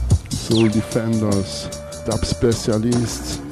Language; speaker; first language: English; non-native, fluent; German